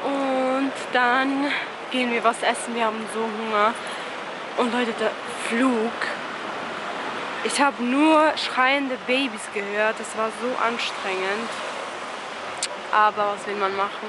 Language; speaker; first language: German; early bilingual, other home language; Albanian